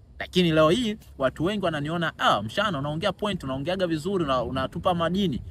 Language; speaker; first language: Swahili; native; Swahili